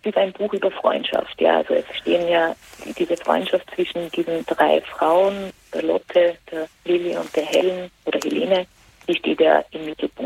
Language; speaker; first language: German; native; German